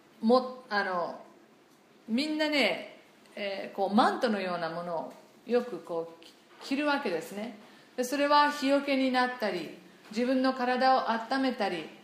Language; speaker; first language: Japanese; non-native, fluent; English